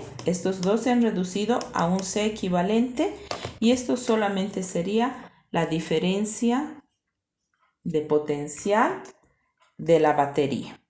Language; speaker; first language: Spanish; native; Spanish